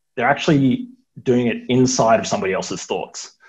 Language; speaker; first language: English; native; English